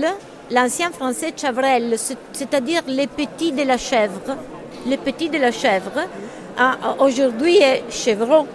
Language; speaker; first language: French; non-native, fluent; Italian